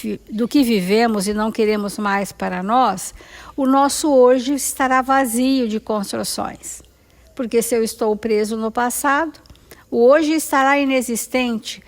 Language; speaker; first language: Portuguese; native; Portuguese